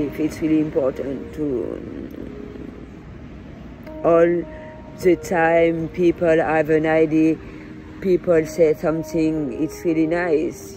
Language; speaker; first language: English; non-native, learner; French